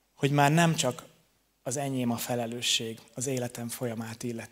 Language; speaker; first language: Hungarian; native; Hungarian